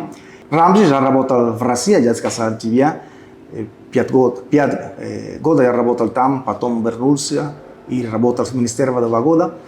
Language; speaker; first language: Russian; non-native, learner; Spanish